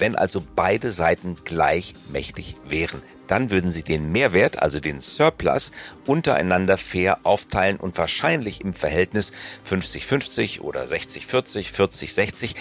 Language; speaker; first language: German; native; German